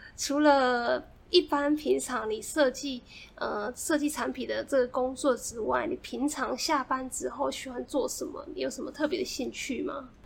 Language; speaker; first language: Chinese; native; Chinese